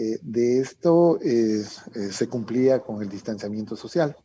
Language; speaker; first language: Spanish; native; Spanish